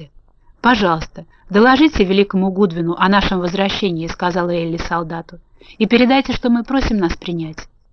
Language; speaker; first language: Russian; native; Russian